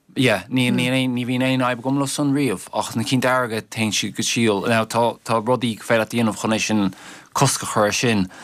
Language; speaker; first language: Irish; native; Irish